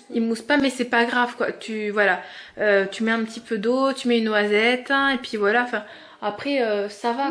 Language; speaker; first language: French; native; French